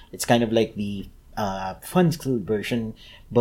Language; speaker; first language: English; non-native, local second language; Filipino